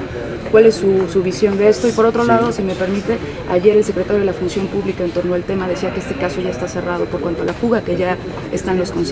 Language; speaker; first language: Spanish; native; Spanish